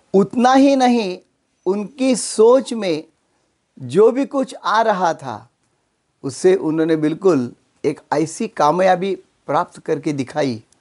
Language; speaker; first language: Hindi; non-native, local second language; Marathi